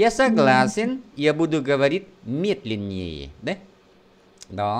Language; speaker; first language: Russian; non-native, fluent; Vietnamese